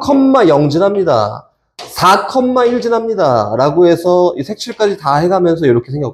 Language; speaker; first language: Korean; native; Korean